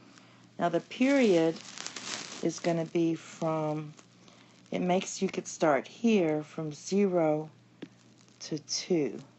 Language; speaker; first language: English; native; English